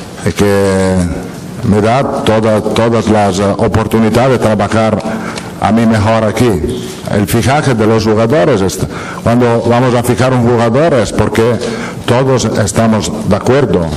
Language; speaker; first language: Spanish; non-native, fluent; Italian